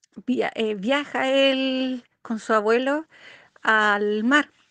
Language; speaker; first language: Spanish; native; Spanish